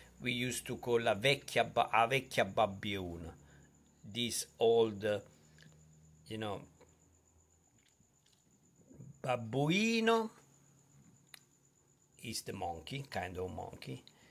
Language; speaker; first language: English; non-native, fluent; Italian